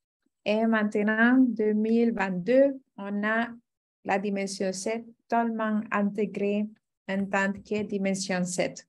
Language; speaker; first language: French; non-native, fluent; Spanish